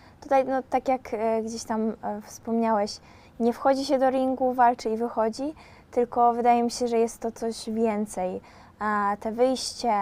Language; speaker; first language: Polish; native; Polish